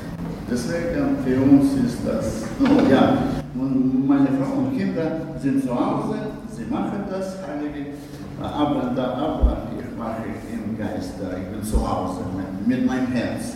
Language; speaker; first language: German; non-native, learner; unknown